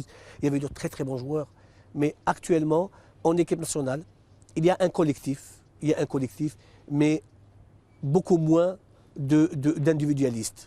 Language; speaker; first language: French; non-native, local second language; Arabic